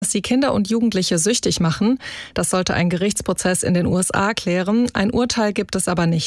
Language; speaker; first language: German; native; German